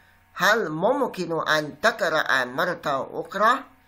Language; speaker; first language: Arabic; non-native, learner; Chinese